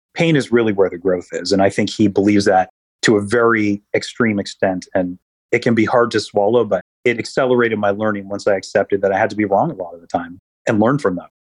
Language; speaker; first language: English; native; English